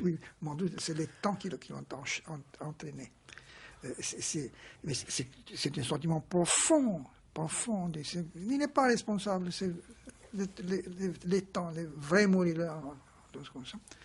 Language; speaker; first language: French; non-native, fluent; Romanian